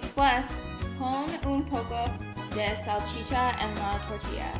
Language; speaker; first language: Spanish; non-native, learner; English